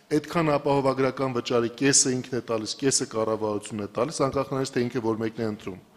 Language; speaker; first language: Armenian; native; Armenian